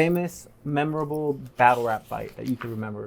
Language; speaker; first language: English; native; English